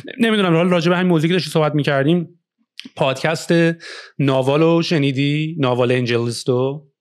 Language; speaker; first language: Persian; native; Persian